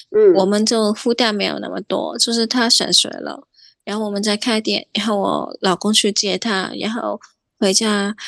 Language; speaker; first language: Chinese; non-native, fluent; Cantonese